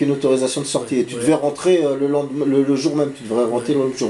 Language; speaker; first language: French; native; French